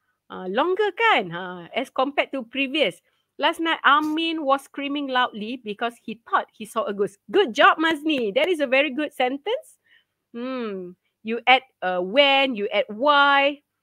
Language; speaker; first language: English; non-native, local second language; Malay